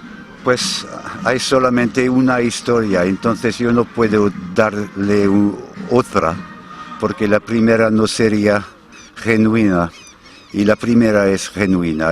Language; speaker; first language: Spanish; non-native, fluent; English